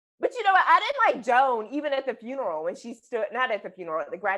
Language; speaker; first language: English; native; English